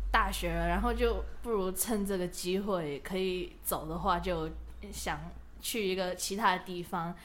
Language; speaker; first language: Chinese; non-native, local second language; Cantonese